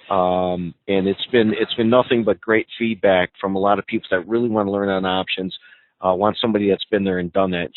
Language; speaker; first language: English; native; English